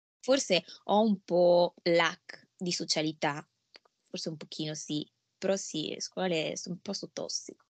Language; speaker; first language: Italian; early bilingual, other home language; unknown